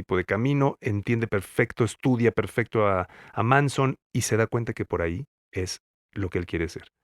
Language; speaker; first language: Spanish; native; Spanish